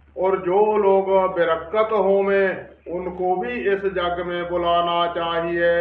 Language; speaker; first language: Hindi; non-native, local second language; Punjabi